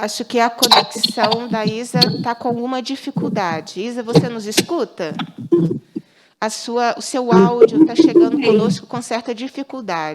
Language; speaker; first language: Portuguese; native; Portuguese